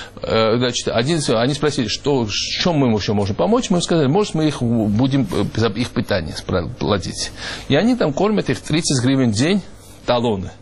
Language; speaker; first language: Russian; non-native, local second language; Georgian